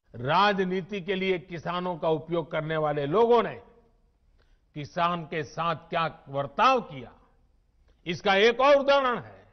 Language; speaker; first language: Hindi; non-native, local second language; Gujarati